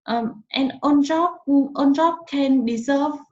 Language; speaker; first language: English; non-native, learner; Vietnamese